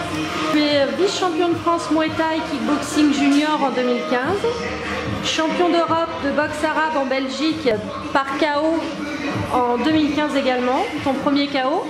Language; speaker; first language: French; native; French